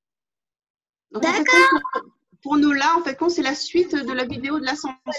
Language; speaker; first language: French; native; French